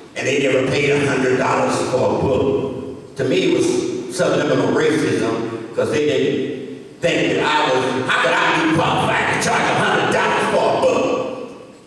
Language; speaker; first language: English; native; English